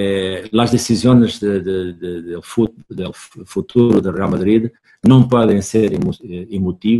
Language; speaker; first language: Spanish; non-native, fluent; Portuguese